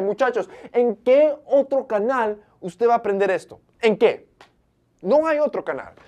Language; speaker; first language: Spanish; early bilingual, heritage; Spanish